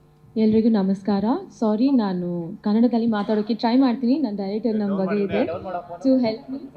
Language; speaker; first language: Kannada; non-native, learner; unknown